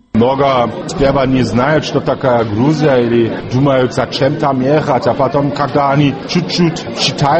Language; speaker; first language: Russian; non-native, fluent; German